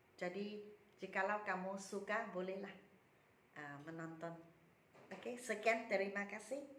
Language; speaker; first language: Malay; non-native, local second language; Chinese